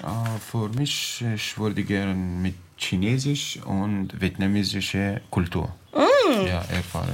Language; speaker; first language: German; non-native, learner; Arabic